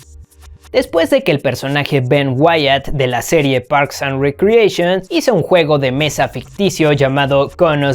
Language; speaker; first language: Spanish; native; Spanish